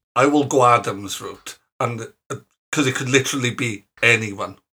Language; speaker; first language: English; native; English